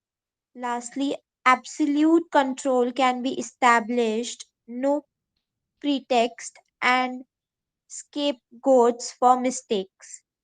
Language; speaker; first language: English; non-native, learner; Hindi